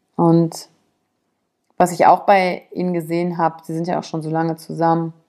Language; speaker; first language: German; native; German